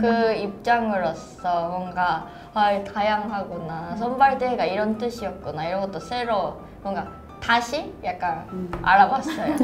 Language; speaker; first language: Korean; non-native, fluent; Japanese